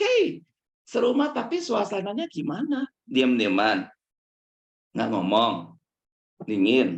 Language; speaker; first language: Indonesian; native; Indonesian